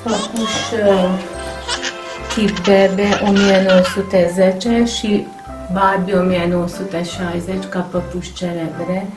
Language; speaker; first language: Romanian; non-native, local second language; Hungarian